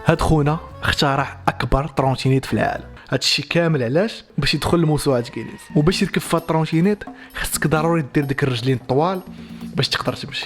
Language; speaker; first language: Arabic; native; Arabic